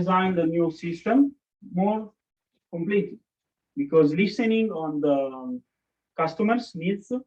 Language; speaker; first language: English; non-native, learner; Italian